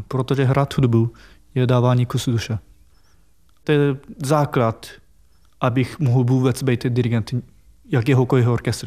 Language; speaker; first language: Czech; non-native, fluent; Japanese